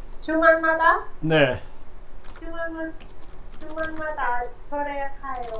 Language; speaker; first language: Korean; non-native, learner; Vietnamese